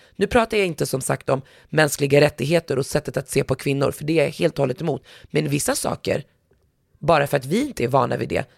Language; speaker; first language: Swedish; early bilingual, other home language; Arabic